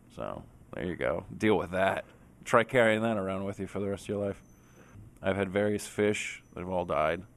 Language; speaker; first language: English; native; English